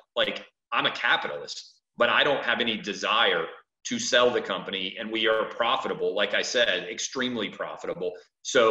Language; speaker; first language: English; native; English